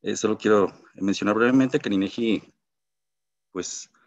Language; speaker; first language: Spanish; native; Spanish